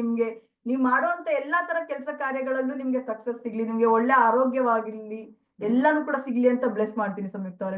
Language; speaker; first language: Kannada; native; Kannada